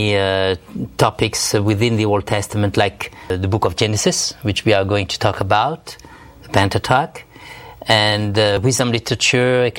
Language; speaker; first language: English; non-native, fluent; Arabic